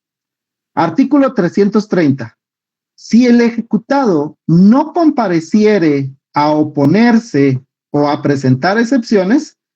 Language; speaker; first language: Spanish; native; Spanish